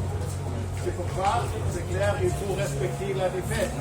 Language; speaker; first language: French; non-native, fluent; German